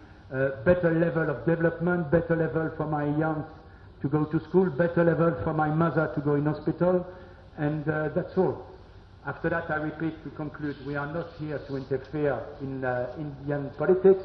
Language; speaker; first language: English; non-native, learner; French